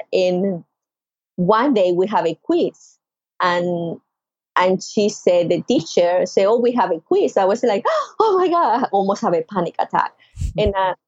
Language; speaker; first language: English; non-native, learner; Spanish